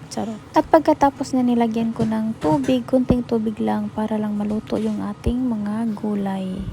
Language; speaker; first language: Filipino; non-native, local second language; Cebuano